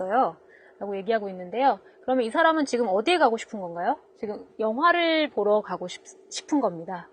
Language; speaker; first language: Korean; native; Korean